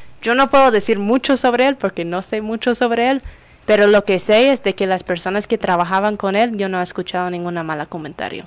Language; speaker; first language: Spanish; non-native, fluent; English